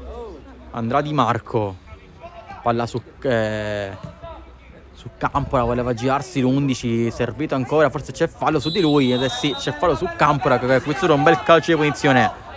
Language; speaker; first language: Italian; native; Italian